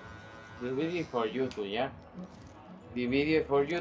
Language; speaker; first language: English; non-native, learner; Spanish